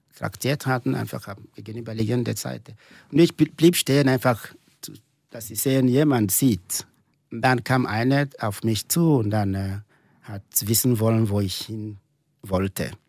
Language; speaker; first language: German; non-native, fluent; Igbo